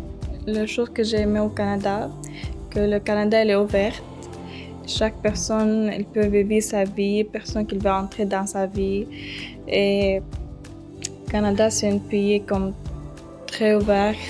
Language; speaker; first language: French; early bilingual, other home language; Arabic